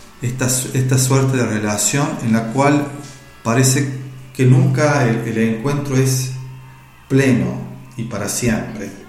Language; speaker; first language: Spanish; native; Spanish